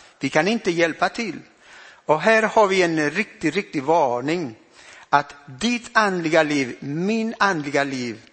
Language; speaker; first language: Swedish; non-native, fluent; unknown